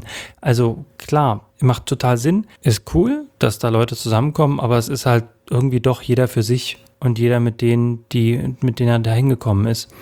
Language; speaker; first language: German; native; German